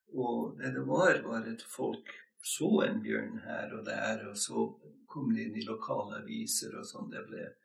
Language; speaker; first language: Norwegian; non-native, fluent; English